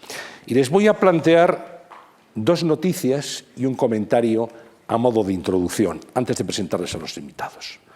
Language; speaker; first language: Spanish; native; Spanish